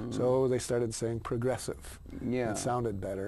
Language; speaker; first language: English; native; English